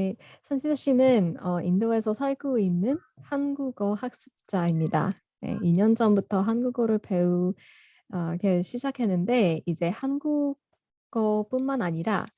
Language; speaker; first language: Korean; non-native, fluent; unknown